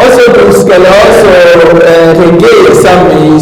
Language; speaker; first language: Swedish; non-native, learner; French